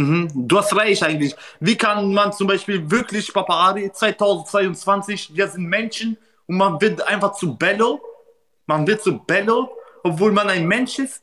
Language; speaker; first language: German; non-native, learner; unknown